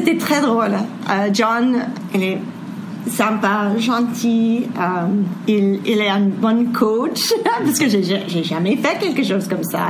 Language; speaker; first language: French; non-native, fluent; English